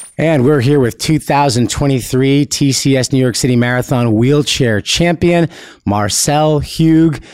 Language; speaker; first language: English; native; English